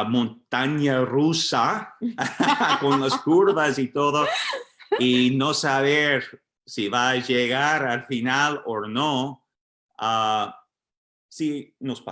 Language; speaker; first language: Spanish; non-native, fluent; English